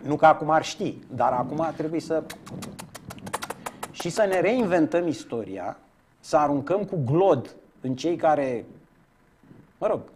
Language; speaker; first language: Romanian; native; Romanian